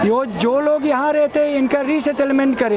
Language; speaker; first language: Hindi; non-native, fluent; Persian